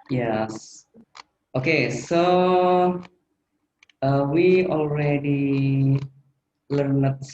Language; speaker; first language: English; non-native, fluent; Indonesian